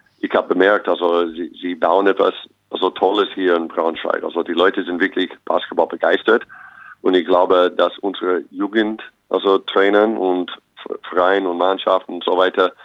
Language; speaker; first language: German; non-native, fluent; English